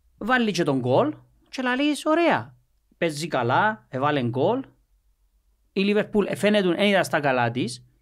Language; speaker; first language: Greek; native; Greek